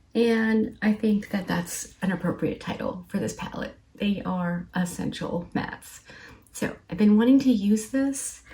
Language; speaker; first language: English; native; English